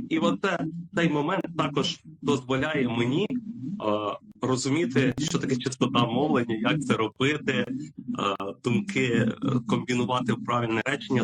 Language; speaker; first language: Ukrainian; native; Ukrainian